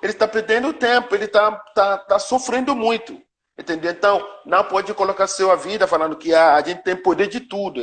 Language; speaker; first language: Portuguese; non-native, learner; Yoruba